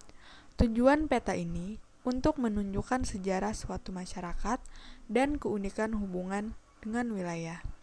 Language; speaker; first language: Indonesian; native; Indonesian